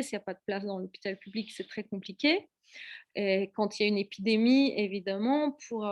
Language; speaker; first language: French; non-native, fluent; Turkish